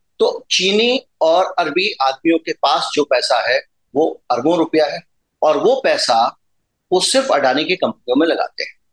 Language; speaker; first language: Hindi; native; Hindi